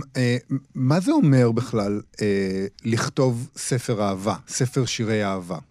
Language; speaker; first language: Hebrew; native; Hebrew